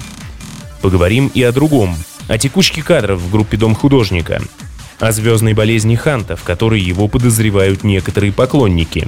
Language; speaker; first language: Russian; native; Russian